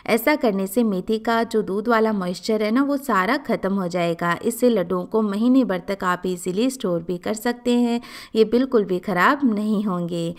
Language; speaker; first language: Hindi; native; Hindi